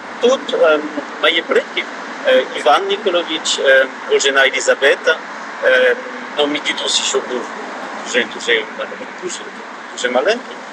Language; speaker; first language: Ukrainian; non-native, learner; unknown